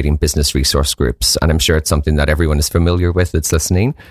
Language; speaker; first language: English; native; English